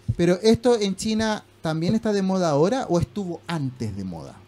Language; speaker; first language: Spanish; native; Spanish